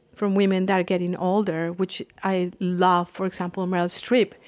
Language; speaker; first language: English; non-native, fluent; Spanish